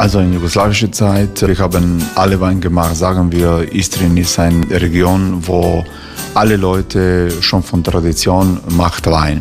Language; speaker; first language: German; non-native, fluent; Croatian